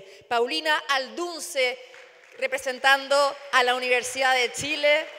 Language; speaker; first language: Spanish; native; Spanish